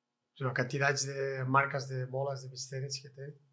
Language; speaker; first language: Portuguese; non-native, fluent; Spanish